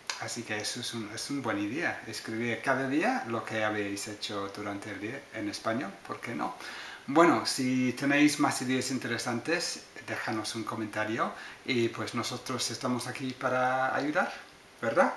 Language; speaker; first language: Spanish; non-native, fluent; English